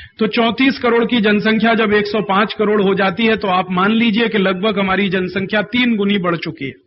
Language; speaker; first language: Hindi; native; Hindi